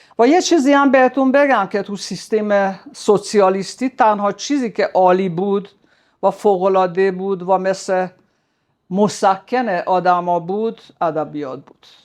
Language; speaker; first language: Persian; non-native, fluent; Hungarian